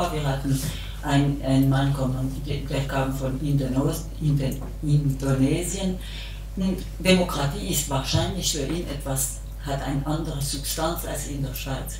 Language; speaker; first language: German; non-native, local second language; French